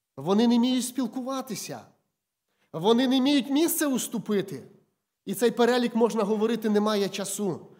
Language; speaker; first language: Ukrainian; native; Ukrainian